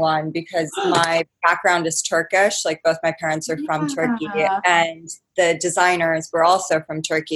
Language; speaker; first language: English; native; English